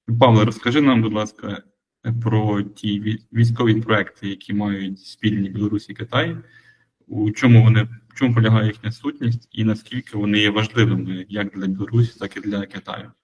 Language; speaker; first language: Ukrainian; native; Ukrainian